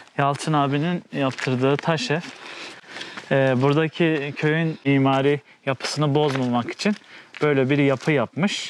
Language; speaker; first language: Turkish; native; Turkish